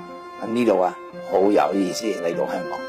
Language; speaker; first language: Cantonese; non-native, fluent; English